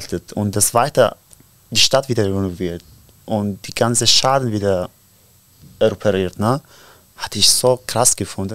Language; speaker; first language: German; non-native, learner; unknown